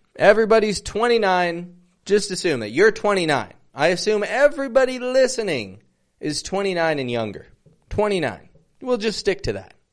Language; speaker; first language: English; native; English